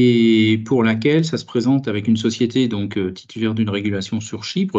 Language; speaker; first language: French; native; French